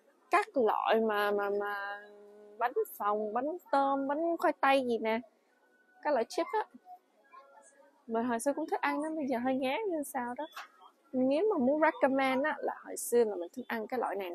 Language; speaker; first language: Vietnamese; early bilingual, heritage; Vietnamese